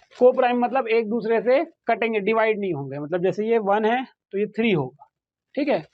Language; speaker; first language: Hindi; native; Hindi